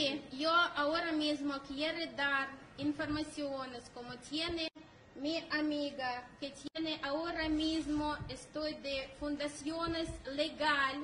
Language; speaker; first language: Spanish; non-native, learner; Ukrainian